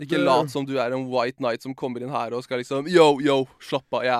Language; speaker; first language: Norwegian; native; Norwegian